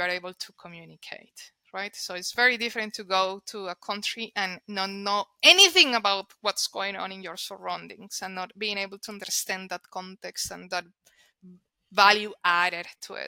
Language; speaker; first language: English; non-native, fluent; Spanish